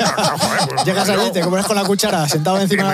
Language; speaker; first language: Spanish; native; Spanish